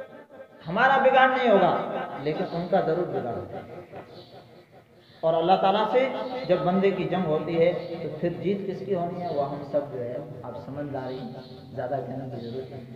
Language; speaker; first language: Urdu; native; Urdu